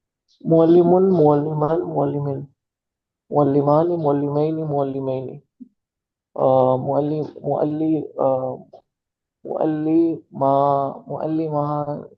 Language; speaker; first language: Arabic; non-native, learner; Urdu